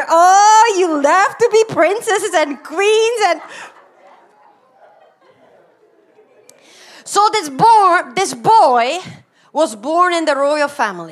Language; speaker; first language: English; non-native, fluent; Dutch